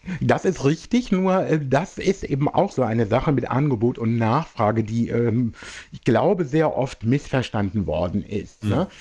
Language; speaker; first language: German; native; German